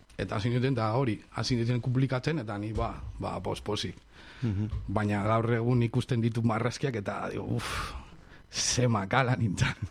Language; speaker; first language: Basque; non-native, local second language; Spanish